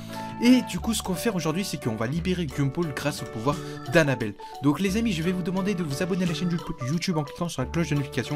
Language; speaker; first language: French; native; French